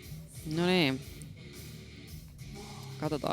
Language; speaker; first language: Finnish; native; Finnish